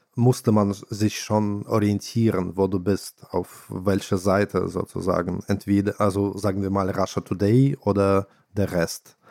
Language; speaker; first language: German; non-native, fluent; Russian